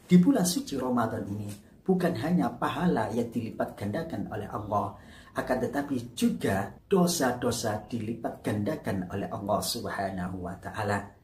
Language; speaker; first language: Indonesian; native; Indonesian